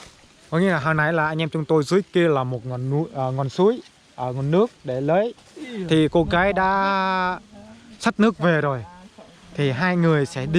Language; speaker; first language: Vietnamese; non-native, local second language; Jarai